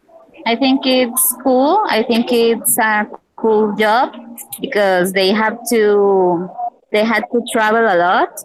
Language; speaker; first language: English; non-native, learner; Spanish